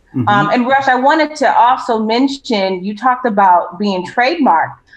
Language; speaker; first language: English; native; English